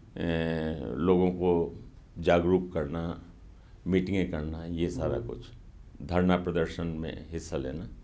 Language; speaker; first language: Hindi; native; Hindi